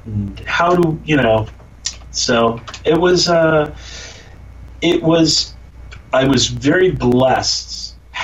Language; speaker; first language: English; native; English